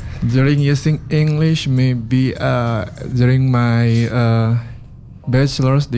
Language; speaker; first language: English; non-native, learner; Indonesian